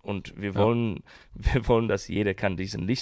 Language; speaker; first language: German; non-native, learner; English